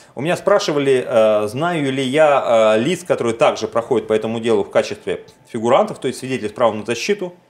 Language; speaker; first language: Russian; native; Russian